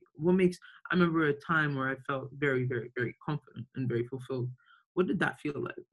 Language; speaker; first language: English; early bilingual, other home language; Arabic